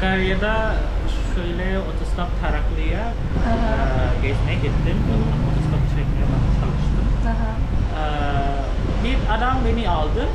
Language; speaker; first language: Turkish; non-native, fluent; Khmer